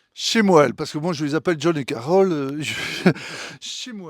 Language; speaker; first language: French; native; French